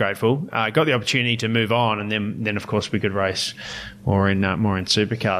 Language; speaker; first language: English; native; English